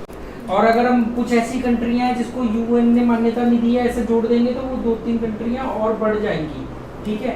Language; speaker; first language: Hindi; native; Hindi